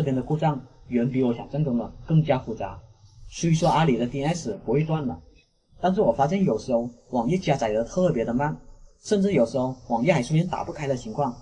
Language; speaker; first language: Chinese; native; Chinese